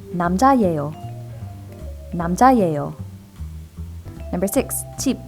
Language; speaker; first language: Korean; non-native, fluent; English